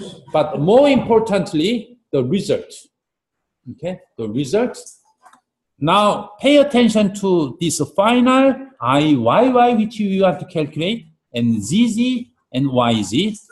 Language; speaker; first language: English; non-native, fluent; Korean